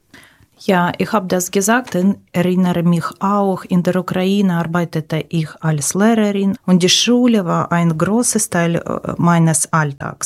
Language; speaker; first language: German; non-native, learner; Ukrainian